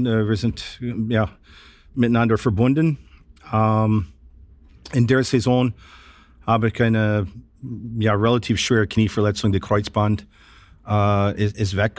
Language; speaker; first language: German; non-native, fluent; English